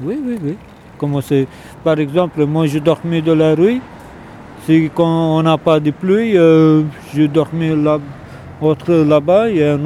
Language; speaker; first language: French; non-native, learner; Romanian